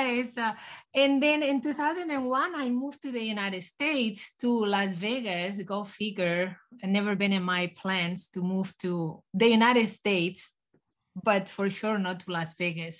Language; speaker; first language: English; non-native, fluent; Spanish